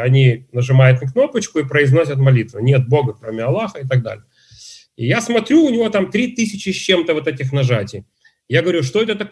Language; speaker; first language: Russian; native; Russian